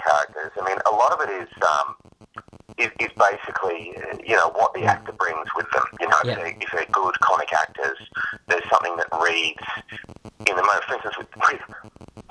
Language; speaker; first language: English; native; English